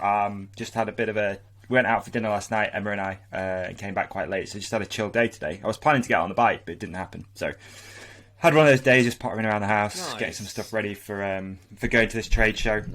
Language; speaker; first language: English; native; English